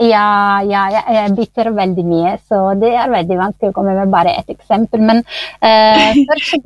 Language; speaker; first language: Norwegian; non-native, fluent; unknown